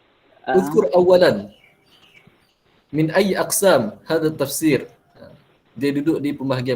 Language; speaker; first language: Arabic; non-native, fluent; Malay